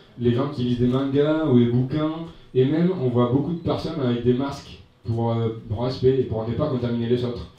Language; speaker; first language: French; non-native, fluent; Spanish